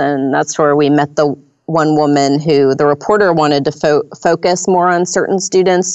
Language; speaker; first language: English; native; English